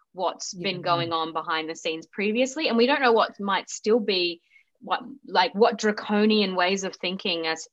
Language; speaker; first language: English; native; English